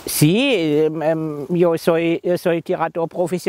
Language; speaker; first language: Spanish; non-native, learner; German